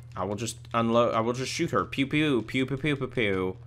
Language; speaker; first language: English; native; English